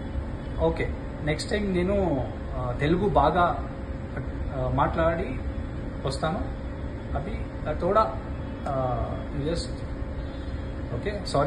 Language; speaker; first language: Telugu; non-native, learner; Hindi